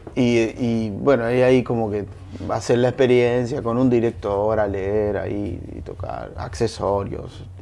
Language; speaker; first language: Spanish; native; Spanish